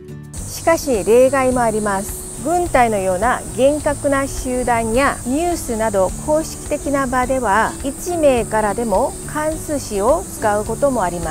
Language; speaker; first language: Japanese; non-native, fluent; Korean